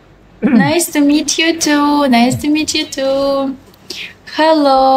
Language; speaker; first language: English; non-native, learner; Russian